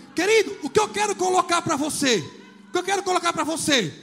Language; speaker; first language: Portuguese; native; Portuguese